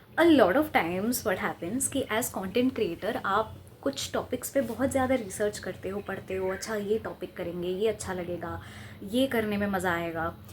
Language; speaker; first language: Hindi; non-native, local second language; Bangla